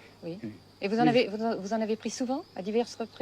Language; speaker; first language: French; native; French